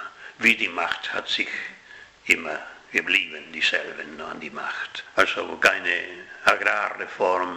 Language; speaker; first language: German; non-native, fluent; Spanish